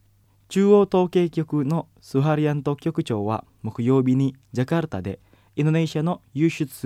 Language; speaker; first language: Japanese; non-native, fluent; Indonesian